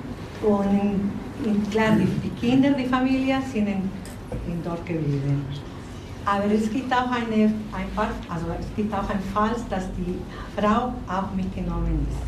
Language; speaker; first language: German; non-native, learner; Spanish